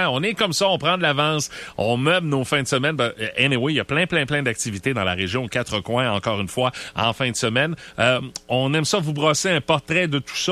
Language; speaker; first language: French; native; French